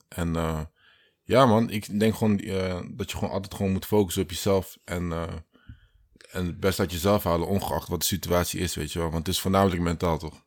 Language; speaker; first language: Dutch; early bilingual, other home language; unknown